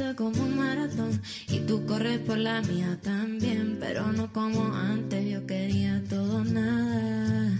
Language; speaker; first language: Spanish; native; Spanish